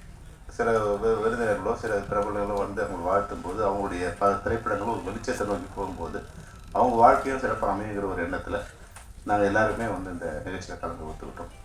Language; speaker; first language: Tamil; native; Tamil